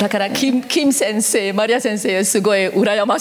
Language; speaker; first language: Japanese; non-native, learner; Korean